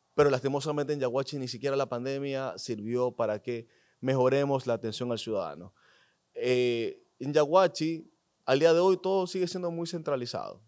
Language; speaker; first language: Spanish; native; Spanish